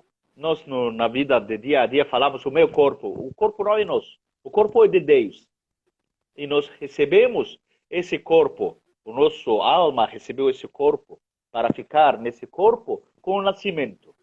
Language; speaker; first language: Portuguese; non-native, fluent; Arabic